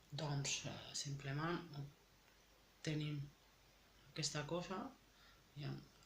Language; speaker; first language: Catalan; non-native, learner; French